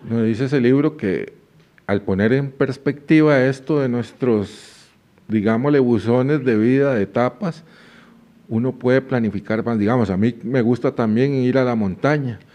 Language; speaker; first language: Spanish; native; Spanish